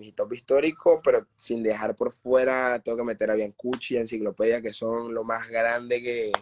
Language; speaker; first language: Spanish; native; Spanish